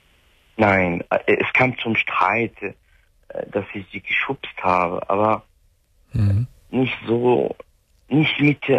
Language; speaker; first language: German; non-native, fluent; Arabic